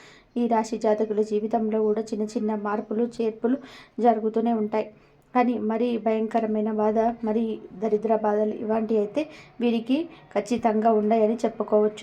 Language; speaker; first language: Telugu; native; Telugu